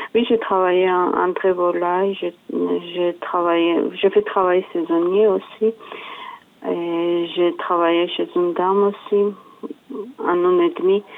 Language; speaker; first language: French; non-native, learner; Georgian